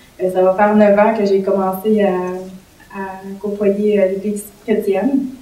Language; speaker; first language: French; native; French